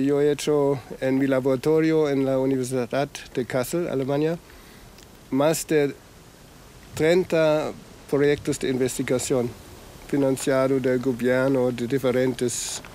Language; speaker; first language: Spanish; non-native, fluent; German